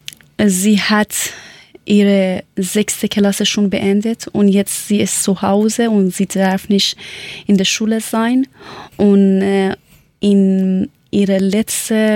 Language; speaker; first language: German; non-native, learner; Persian